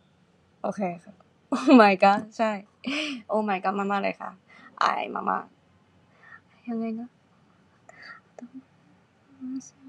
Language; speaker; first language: Thai; non-native, learner; Japanese